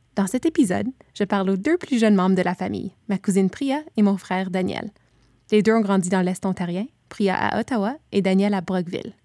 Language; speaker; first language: French; native; French